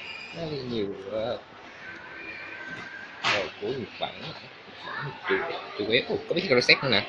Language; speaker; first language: Vietnamese; early bilingual, heritage; Vietnamese